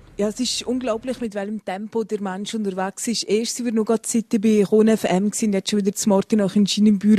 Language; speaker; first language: German; native; German